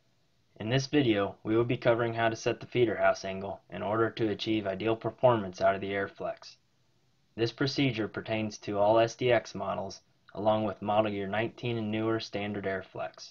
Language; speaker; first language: English; native; English